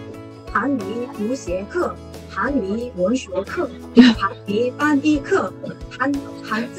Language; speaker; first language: Chinese; non-native, learner; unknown